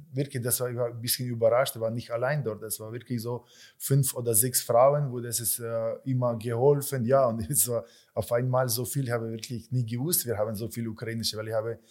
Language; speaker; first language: German; non-native, learner; Ukrainian